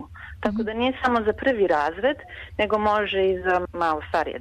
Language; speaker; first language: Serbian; early bilingual, heritage; Serbian